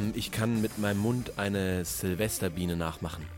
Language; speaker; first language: German; native; German